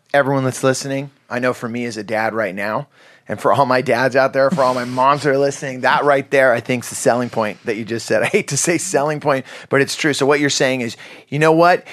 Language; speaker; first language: English; native; English